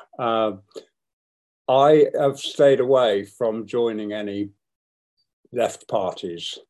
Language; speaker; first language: English; native; English